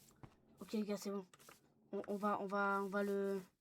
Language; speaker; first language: French; native; French